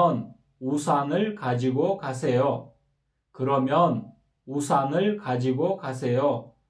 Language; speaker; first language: Korean; non-native, fluent; Kyrgyz